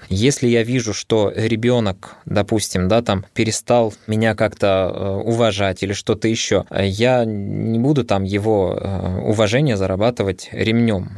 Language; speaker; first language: Russian; early bilingual, other home language; Arabic